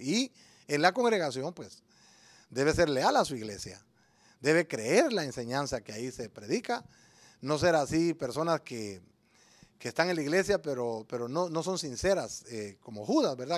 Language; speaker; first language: Spanish; native; Spanish